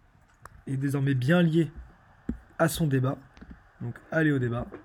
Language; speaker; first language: French; native; French